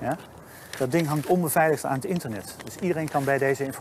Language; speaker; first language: Dutch; native; Dutch